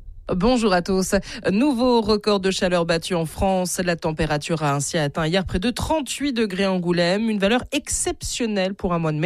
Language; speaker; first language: French; native; French